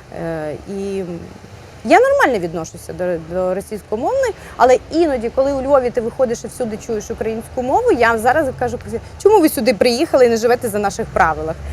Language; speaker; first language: Ukrainian; non-native, local second language; Russian